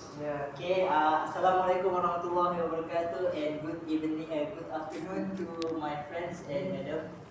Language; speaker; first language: English; non-native, local second language; Malay